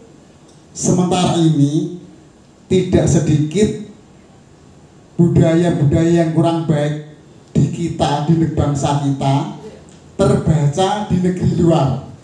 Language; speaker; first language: Indonesian; native; Indonesian